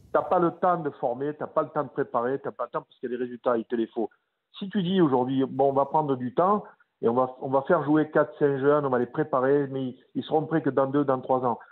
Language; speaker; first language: French; native; French